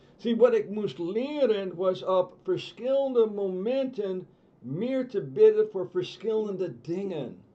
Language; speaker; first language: Dutch; non-native, fluent; English